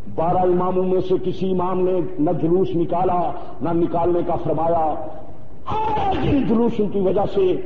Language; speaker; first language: Urdu; non-native, local second language; Saraiki